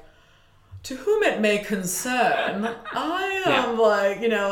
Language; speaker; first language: English; native; English